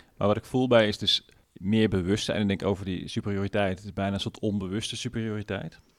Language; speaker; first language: Dutch; native; Dutch